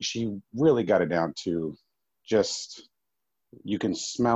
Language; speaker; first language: English; native; English